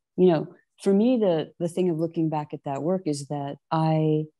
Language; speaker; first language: English; native; English